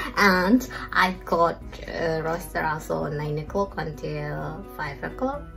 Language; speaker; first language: English; non-native, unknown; Indonesian